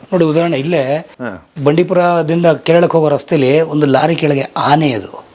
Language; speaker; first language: Kannada; native; Kannada